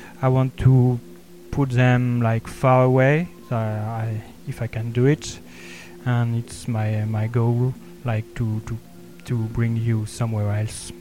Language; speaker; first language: English; non-native, learner; French